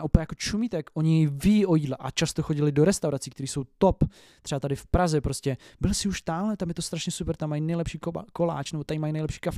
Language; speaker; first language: Czech; native; Czech